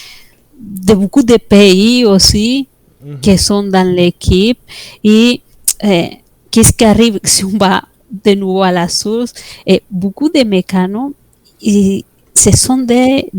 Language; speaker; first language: French; non-native, fluent; Spanish